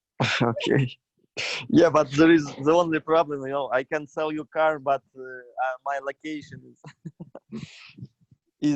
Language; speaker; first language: English; non-native, fluent; Russian